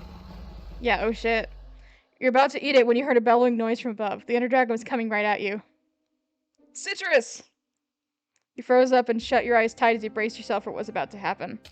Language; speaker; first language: English; native; English